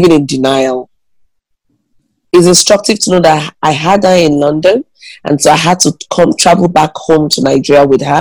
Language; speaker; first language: English; non-native, local second language; Igbo